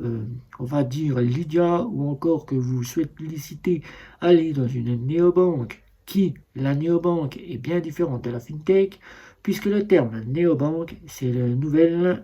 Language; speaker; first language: French; native; French